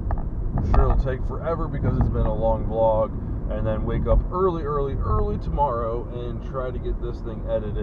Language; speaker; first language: English; native; English